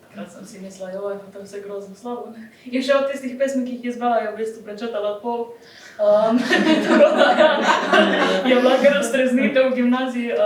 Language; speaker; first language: Slovenian; early bilingual, other home language; Bosnian